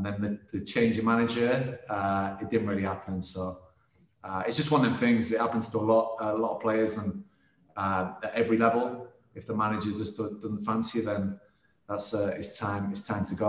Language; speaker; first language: English; native; English